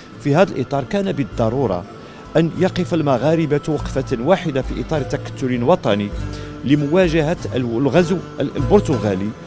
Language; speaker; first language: Arabic; native; Arabic